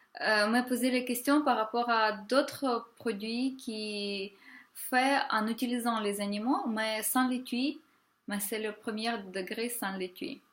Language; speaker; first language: French; non-native, fluent; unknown